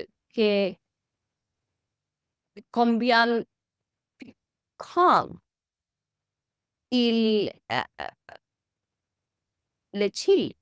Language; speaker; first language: French; non-native, learner; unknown